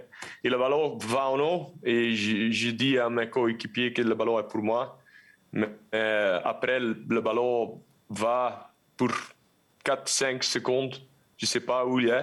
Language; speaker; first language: French; non-native, local second language; Dutch